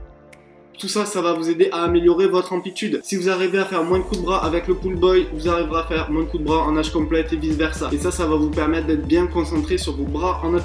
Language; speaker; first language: French; native; French